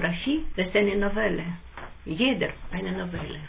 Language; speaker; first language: German; non-native, learner; Russian